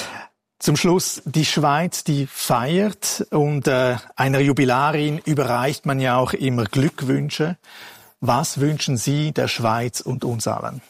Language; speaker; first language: German; non-native, local second language; Romansh